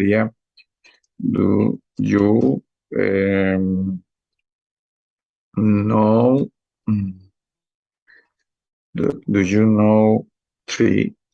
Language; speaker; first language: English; non-native, learner; Spanish